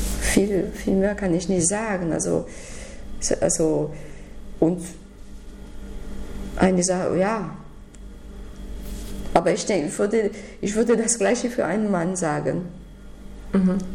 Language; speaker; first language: German; non-native, fluent; French